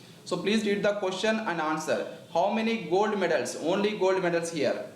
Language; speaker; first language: English; non-native, local second language; Telugu